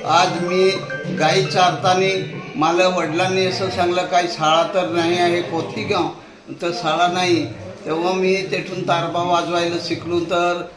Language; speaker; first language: Marathi; non-native, local second language; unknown